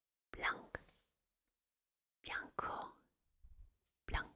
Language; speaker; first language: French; non-native, fluent; Italian